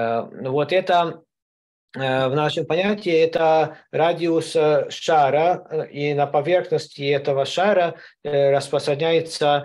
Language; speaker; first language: Russian; non-native, learner; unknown